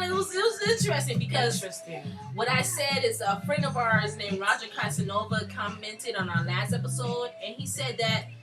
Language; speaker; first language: English; early bilingual, other home language; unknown